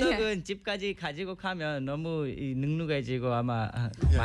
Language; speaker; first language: Korean; non-native, fluent; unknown